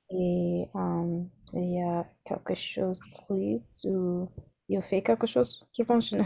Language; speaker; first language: French; non-native, learner; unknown